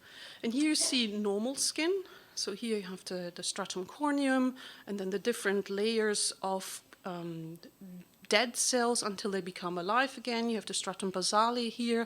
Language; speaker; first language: English; non-native, fluent; German